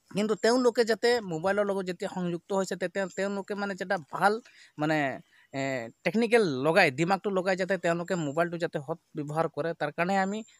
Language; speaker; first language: Assamese; non-native, local second language; Sadri